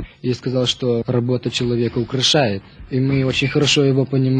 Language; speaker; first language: Russian; non-native, local second language; Lithuanian